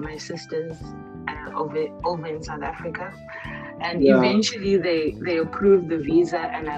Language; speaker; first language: English; native; English